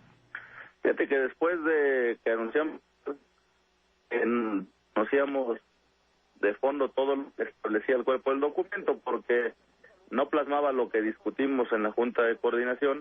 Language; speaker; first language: Spanish; native; Spanish